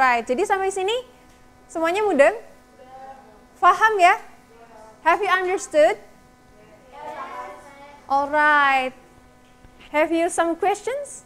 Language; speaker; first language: English; non-native, learner; Indonesian